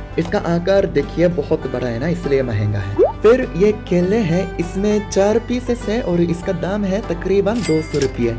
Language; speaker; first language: Hindi; non-native, fluent; Japanese